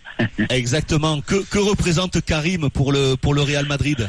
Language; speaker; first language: French; native; French